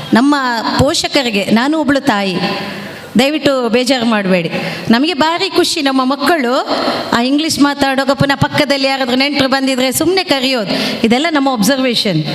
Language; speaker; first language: Kannada; non-native, local second language; Tulu